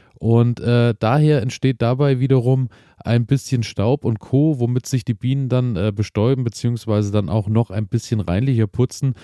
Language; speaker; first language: German; native; German